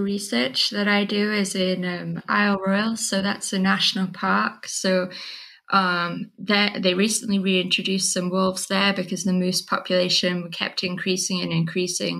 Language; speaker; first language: English; native; English